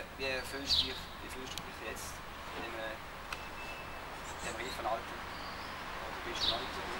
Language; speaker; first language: German; native; German